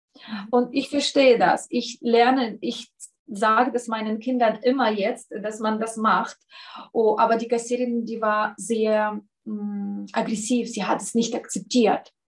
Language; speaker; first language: German; non-native, fluent; Russian